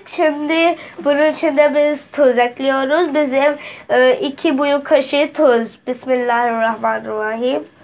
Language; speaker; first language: Turkish; non-native, learner; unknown